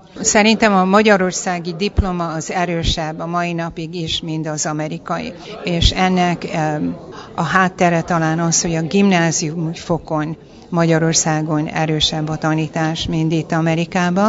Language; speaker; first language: Hungarian; early bilingual, heritage; Hungarian